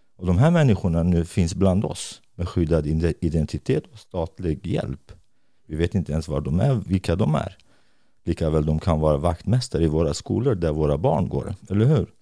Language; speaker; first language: Swedish; non-native, fluent; Kurdish